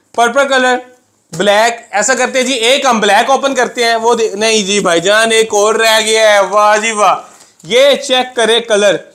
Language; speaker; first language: Urdu; non-native, local second language; Punjabi